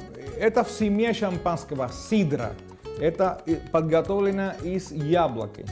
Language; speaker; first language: Russian; non-native, fluent; Spanish